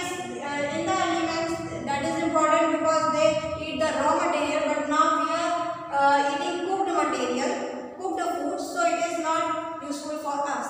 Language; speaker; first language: English; non-native, local second language; Hindi